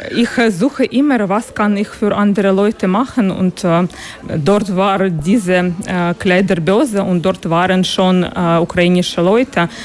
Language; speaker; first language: German; non-native, learner; Russian